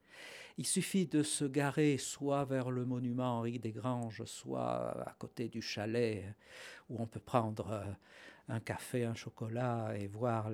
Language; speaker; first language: French; native; French